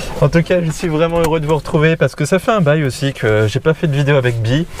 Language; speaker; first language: French; native; French